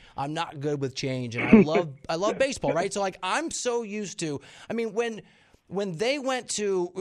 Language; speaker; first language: English; native; English